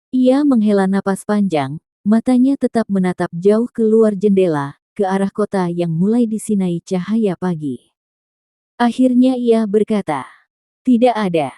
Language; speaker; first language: Indonesian; native; Indonesian